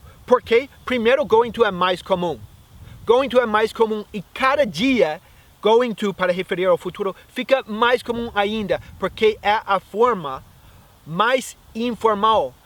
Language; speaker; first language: Portuguese; non-native, fluent; English